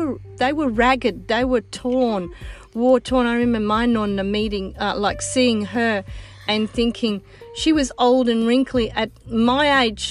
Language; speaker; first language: English; non-native, local second language; Sicilian